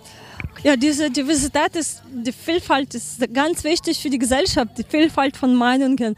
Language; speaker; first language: German; non-native, learner; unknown